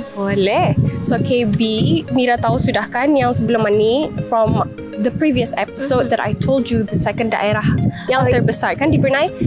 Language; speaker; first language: Malay; native; Malay